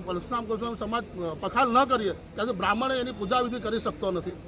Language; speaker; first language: Gujarati; native; Gujarati